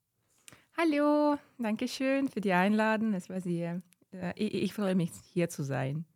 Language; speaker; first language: German; non-native, fluent; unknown